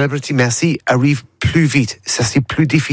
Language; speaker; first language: French; non-native, learner; English